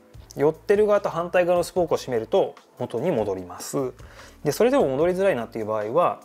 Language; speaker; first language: Japanese; native; Japanese